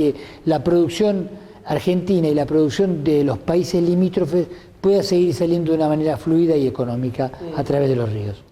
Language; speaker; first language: Spanish; native; Spanish